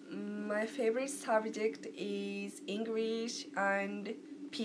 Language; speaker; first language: English; non-native, learner; Japanese